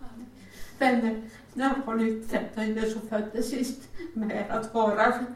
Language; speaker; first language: Swedish; non-native, learner; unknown